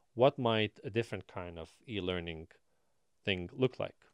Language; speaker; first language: English; non-native, fluent; Estonian